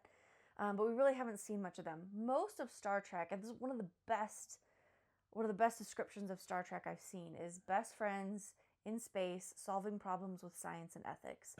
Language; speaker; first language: English; native; English